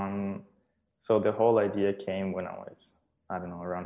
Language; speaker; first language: English; non-native, fluent; Serbian